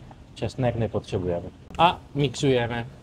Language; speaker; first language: Czech; non-native, learner; Italian